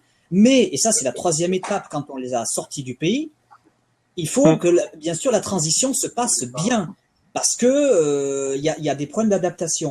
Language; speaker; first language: French; native; French